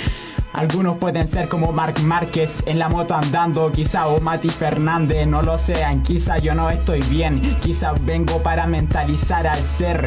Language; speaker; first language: Spanish; native; Spanish